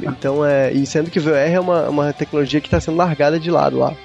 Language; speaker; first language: Portuguese; native; Portuguese